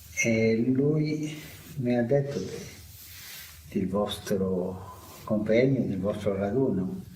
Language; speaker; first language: Italian; non-native, fluent; Spanish